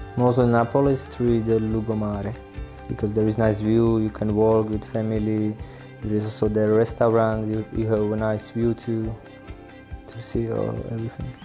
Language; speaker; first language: English; non-native, learner; Slovak